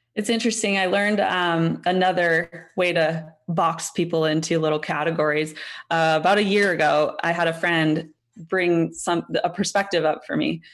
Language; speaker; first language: English; native; English